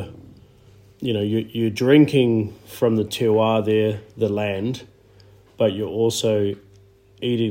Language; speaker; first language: English; native; English